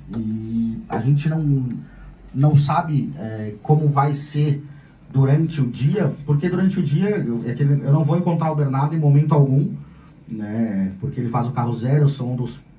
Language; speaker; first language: Portuguese; native; Portuguese